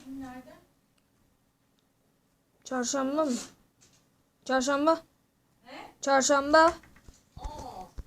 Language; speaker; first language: Turkish; native; Turkish